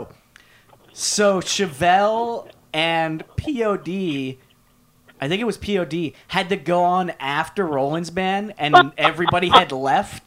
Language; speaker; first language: English; native; English